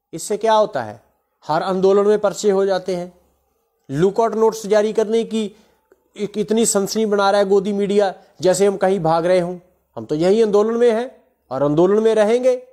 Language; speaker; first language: Hindi; non-native, local second language; Punjabi